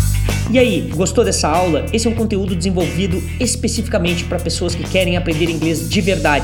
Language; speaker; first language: Portuguese; native; Portuguese